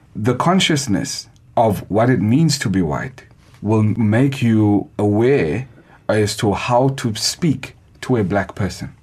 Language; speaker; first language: English; non-native, local second language; Xhosa